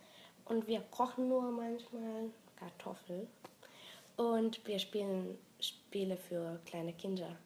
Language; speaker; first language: German; non-native, learner; Serbian